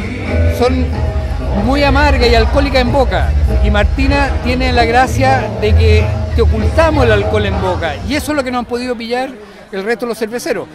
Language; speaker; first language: Spanish; native; Spanish